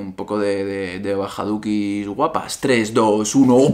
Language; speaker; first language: Spanish; native; Spanish